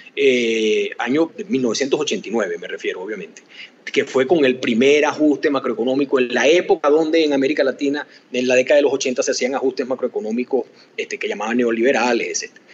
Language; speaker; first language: Spanish; native; Spanish